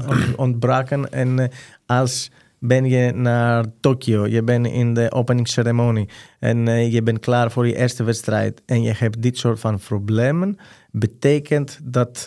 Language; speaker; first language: Dutch; non-native, fluent; Greek